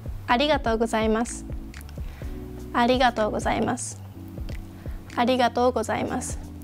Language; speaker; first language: Japanese; native; Japanese